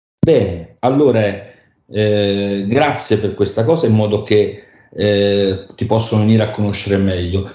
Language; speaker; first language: Italian; native; Italian